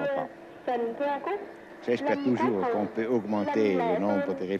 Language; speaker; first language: French; non-native, fluent; Swiss German